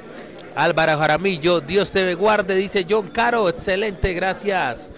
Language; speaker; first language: Spanish; native; Spanish